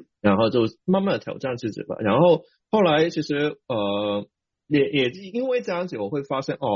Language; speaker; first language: Chinese; non-native, local second language; Cantonese